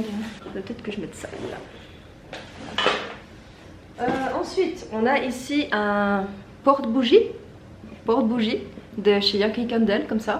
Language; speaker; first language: French; native; French